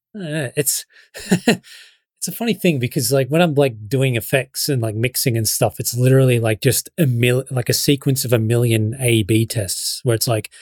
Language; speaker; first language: English; native; English